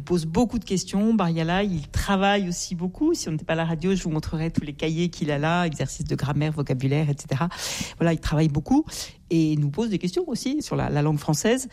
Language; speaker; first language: French; native; French